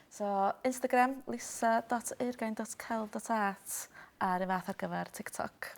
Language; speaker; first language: Welsh; native; Welsh